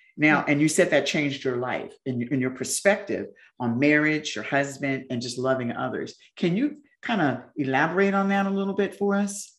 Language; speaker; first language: English; native; English